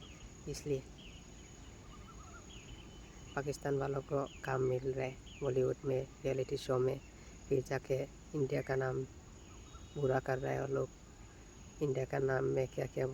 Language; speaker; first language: Hindi; non-native, local second language; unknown